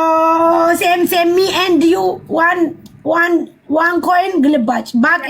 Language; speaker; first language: English; non-native, learner; Amharic